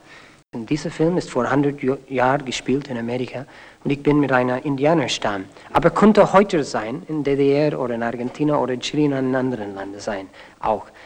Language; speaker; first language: German; non-native, learner; Spanish